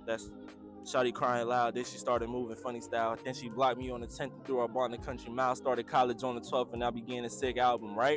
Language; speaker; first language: English; native; English